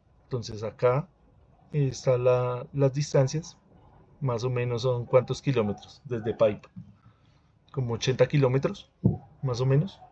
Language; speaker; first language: Spanish; native; Spanish